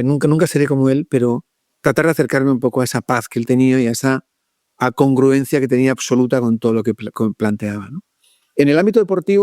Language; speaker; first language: Spanish; native; Spanish